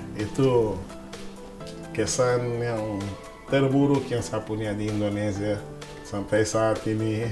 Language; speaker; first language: Indonesian; non-native, fluent; Portuguese